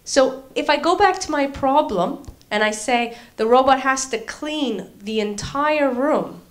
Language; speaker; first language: English; native; English